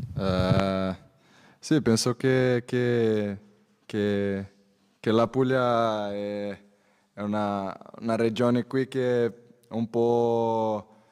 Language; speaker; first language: Italian; non-native, learner; Portuguese